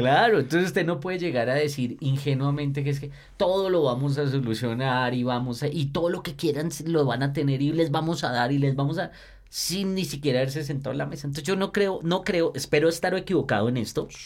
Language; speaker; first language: Spanish; native; Spanish